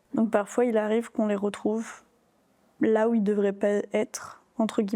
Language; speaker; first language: French; native; French